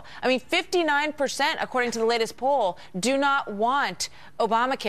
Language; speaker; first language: English; native; English